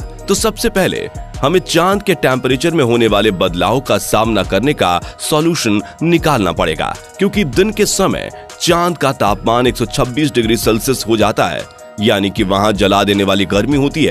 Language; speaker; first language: Hindi; native; Hindi